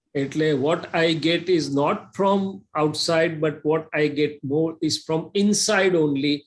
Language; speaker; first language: English; non-native, local second language; Gujarati